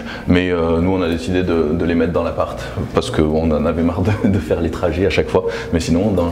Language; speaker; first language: French; native; French